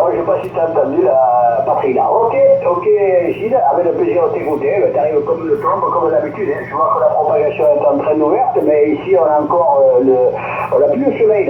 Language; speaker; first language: French; native; French